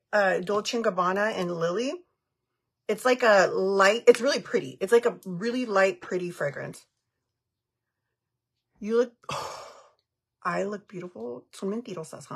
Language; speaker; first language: English; early bilingual, other home language; Spanish